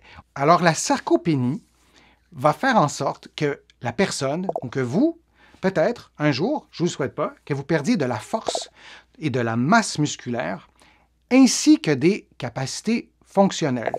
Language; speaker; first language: French; native; French